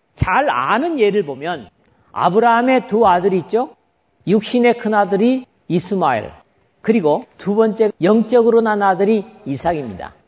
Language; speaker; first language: Korean; native; Korean